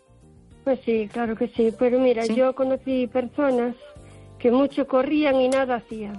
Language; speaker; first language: Spanish; native; Spanish